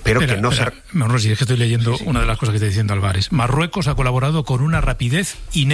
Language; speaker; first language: Spanish; native; Spanish